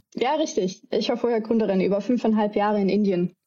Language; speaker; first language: German; native; German